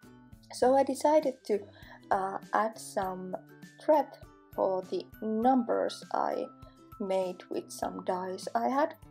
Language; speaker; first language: English; non-native, fluent; Finnish